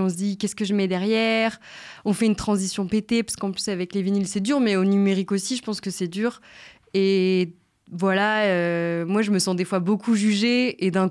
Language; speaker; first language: French; native; French